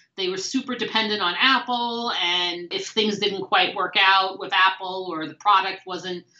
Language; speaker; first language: English; native; English